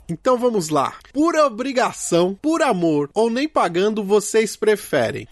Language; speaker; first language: Portuguese; native; Portuguese